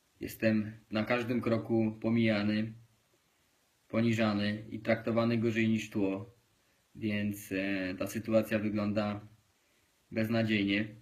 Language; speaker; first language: Polish; native; Polish